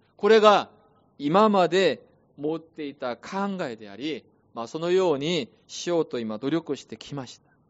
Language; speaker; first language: Japanese; non-native, fluent; Korean